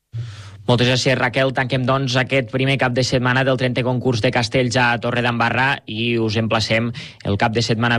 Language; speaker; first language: Catalan; native; Catalan